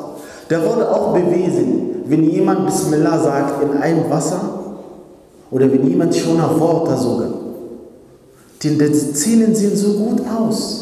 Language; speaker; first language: German; non-native, fluent; Arabic